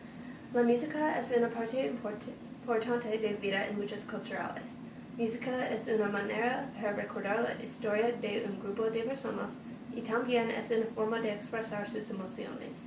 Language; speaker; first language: Spanish; non-native, learner; English